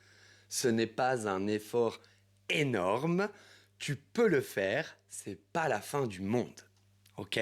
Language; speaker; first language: French; native; French